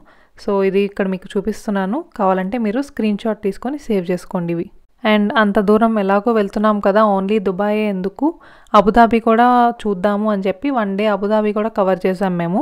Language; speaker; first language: Telugu; native; Telugu